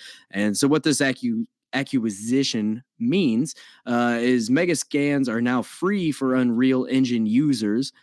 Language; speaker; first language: English; native; English